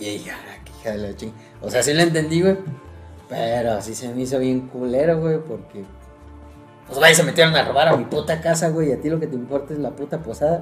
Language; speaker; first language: Spanish; native; Spanish